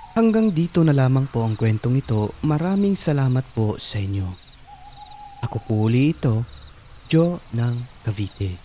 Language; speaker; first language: Filipino; non-native, local second language; Cebuano